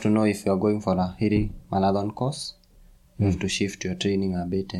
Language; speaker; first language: English; non-native, local second language; Kikuyu